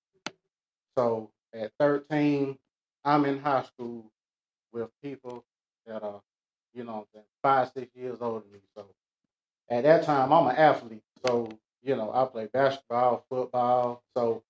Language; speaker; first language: English; native; English